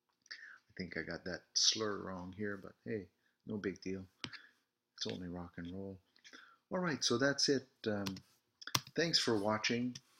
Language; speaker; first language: English; early bilingual, other home language; French